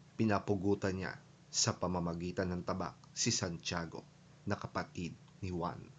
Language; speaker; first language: Filipino; native; Filipino